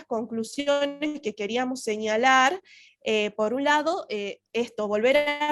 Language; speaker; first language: Spanish; native; Spanish